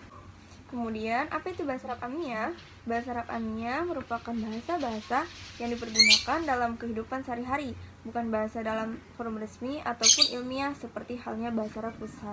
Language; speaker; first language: Indonesian; native; Indonesian